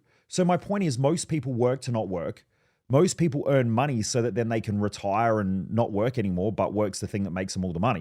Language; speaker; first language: English; native; English